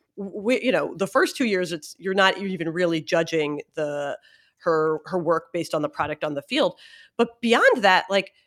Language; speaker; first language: English; native; English